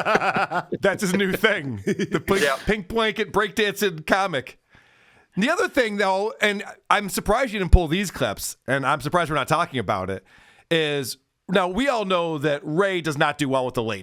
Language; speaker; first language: English; native; English